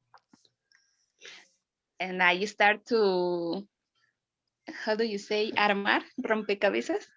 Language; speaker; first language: English; non-native, learner; Spanish